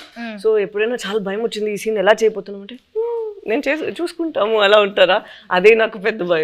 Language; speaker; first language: Telugu; non-native, local second language; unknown